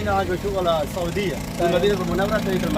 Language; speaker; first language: Arabic; non-native, learner; Saraiki